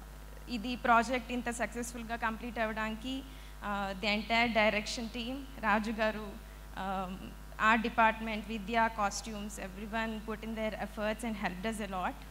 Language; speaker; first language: Telugu; native; Telugu